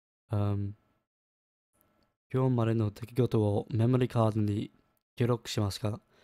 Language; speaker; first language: Japanese; non-native, learner; English